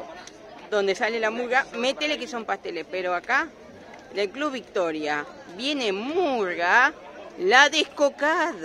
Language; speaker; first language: Spanish; native; Spanish